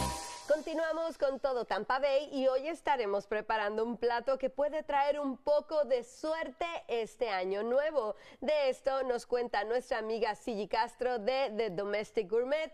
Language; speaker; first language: Spanish; native; Spanish